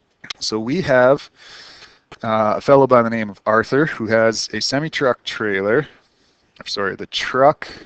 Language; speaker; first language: English; native; English